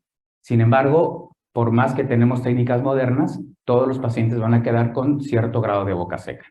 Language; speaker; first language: Spanish; native; Spanish